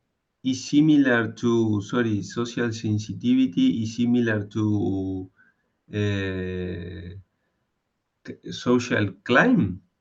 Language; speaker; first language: English; non-native, learner; Spanish